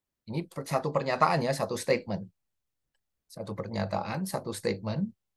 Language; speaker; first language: English; non-native, fluent; Indonesian